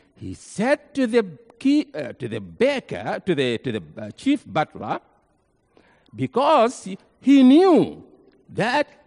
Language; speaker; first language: English; non-native, fluent; Arabic